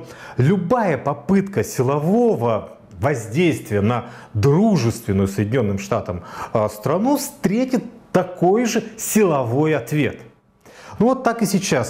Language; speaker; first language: Russian; native; Russian